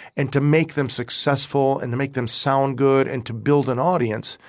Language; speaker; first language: English; native; English